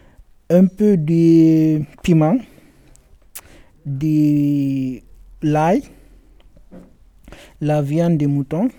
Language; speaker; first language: French; non-native, learner; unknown